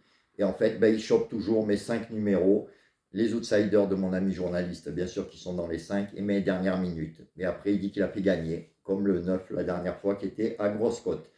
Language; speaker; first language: French; native; French